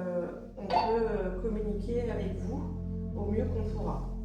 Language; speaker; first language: French; native; French